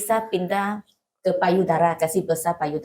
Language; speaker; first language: Indonesian; non-native, learner; Malay